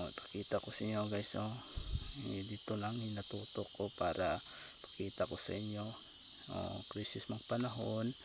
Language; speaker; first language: Filipino; non-native, local second language; Cebuano